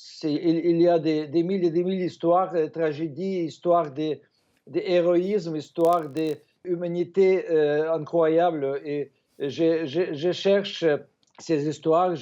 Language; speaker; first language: French; non-native, fluent; Ukrainian